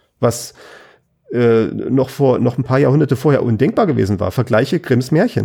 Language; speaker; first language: German; native; German